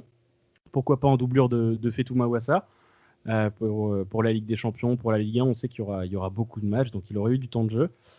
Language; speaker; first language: French; native; French